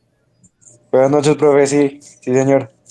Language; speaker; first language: Spanish; native; Spanish